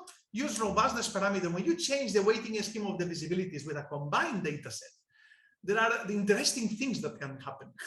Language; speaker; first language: English; non-native, fluent; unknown